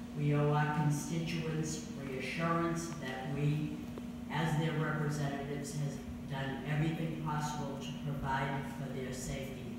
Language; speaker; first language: English; native; English